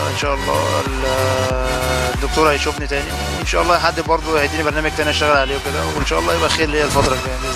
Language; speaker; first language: Arabic; native; Arabic